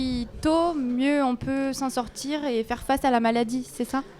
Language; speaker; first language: French; native; French